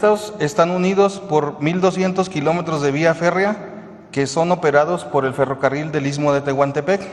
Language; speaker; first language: Spanish; native; Spanish